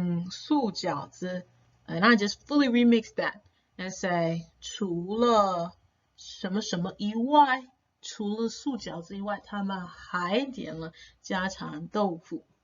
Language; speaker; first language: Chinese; non-native, fluent; English